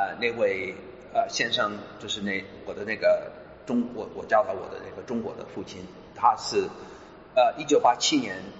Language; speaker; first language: Chinese; non-native, fluent; English